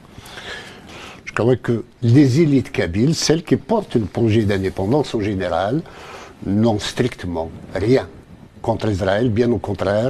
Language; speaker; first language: French; non-native, local second language; Kabyle